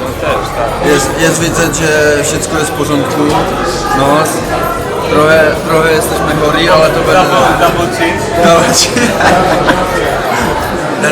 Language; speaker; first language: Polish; non-native, learner; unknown